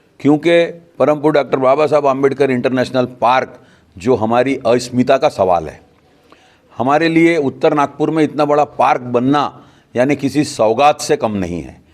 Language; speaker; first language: Hindi; non-native, local second language; Sindhi